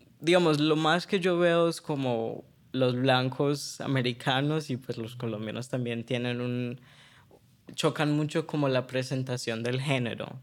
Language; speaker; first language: Spanish; early bilingual, heritage; Spanish